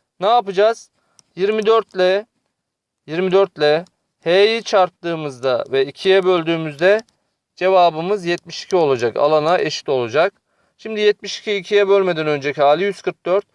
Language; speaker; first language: Turkish; native; Turkish